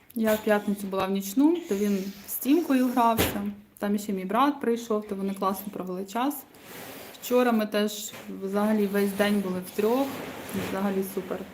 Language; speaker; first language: Ukrainian; non-native, local second language; Russian